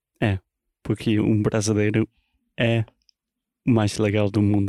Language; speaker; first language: Portuguese; non-native, fluent; English